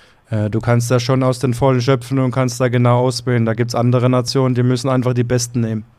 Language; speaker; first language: German; native; German